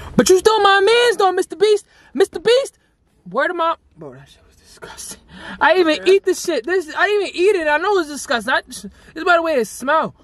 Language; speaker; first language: English; native; English